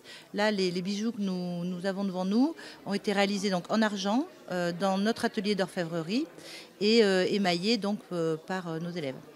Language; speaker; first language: French; native; French